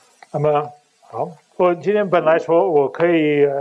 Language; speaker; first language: Chinese; non-native, fluent; English